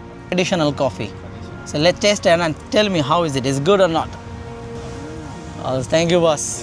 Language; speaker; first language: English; non-native, local second language; Bangla